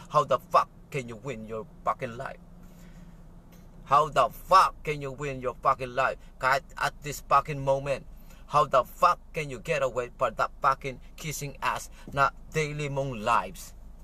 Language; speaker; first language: English; non-native, local second language; Filipino